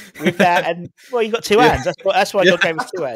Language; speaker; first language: English; native; English